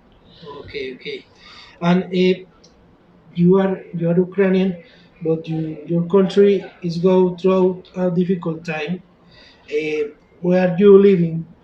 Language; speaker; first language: English; non-native, learner; Spanish